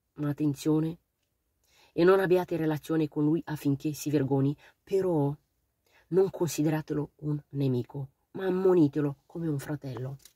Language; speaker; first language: Italian; non-native, fluent; Romanian